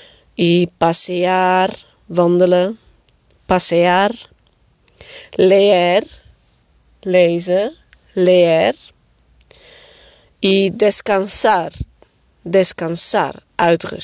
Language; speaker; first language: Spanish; non-native, fluent; Dutch